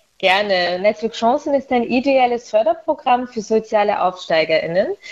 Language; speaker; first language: German; early bilingual, other home language; Russian